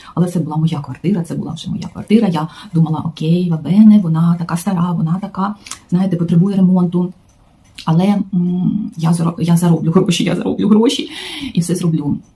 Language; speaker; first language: Ukrainian; non-native, local second language; Russian